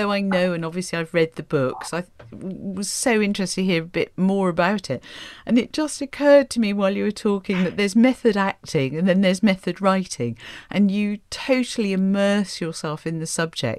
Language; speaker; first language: English; native; English